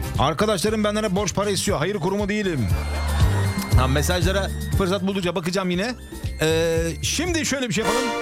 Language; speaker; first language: Turkish; early bilingual, heritage; Turkish